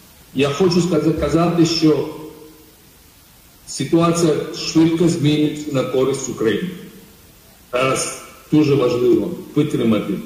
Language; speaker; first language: Ukrainian; non-native, fluent; Georgian